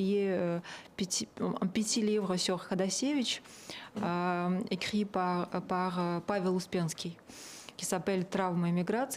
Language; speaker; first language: French; non-native, fluent; Russian